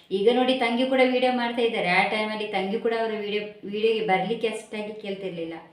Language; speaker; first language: Kannada; non-native, local second language; Tulu